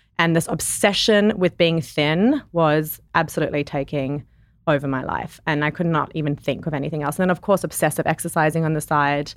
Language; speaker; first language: English; native; English